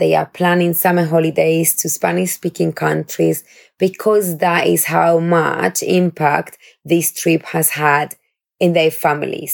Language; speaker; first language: English; non-native, fluent; Spanish